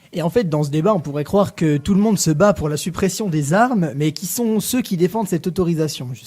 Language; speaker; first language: French; native; French